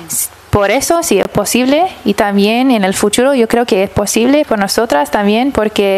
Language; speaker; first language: Spanish; early bilingual, heritage; English